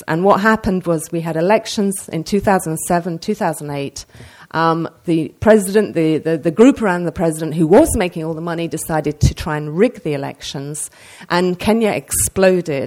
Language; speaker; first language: English; native; English